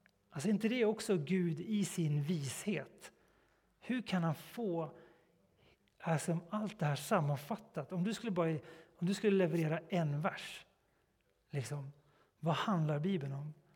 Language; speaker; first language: Swedish; native; Swedish